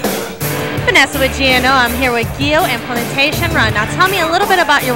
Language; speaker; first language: English; native; English